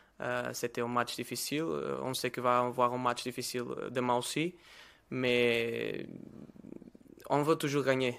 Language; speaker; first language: French; non-native, learner; Portuguese